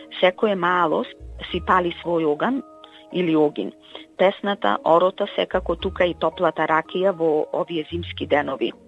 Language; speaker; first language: Macedonian; native; Macedonian